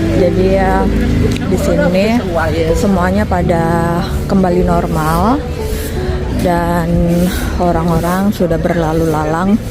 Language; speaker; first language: Indonesian; native; Indonesian